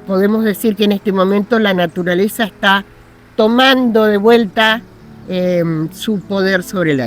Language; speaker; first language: Spanish; native; Spanish